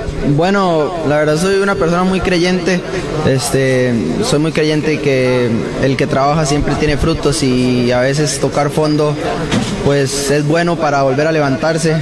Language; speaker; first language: Spanish; native; Spanish